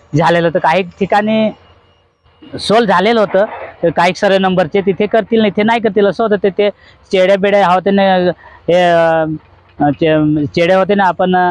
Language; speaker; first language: Marathi; non-native, local second language; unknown